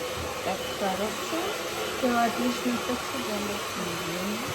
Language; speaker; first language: Russian; native; Russian